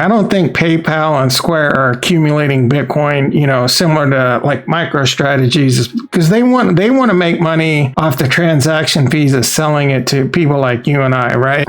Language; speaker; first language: English; native; English